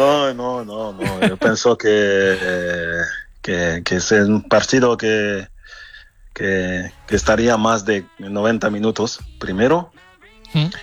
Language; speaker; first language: Spanish; non-native, fluent; French